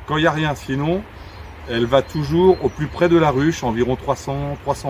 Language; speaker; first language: French; native; French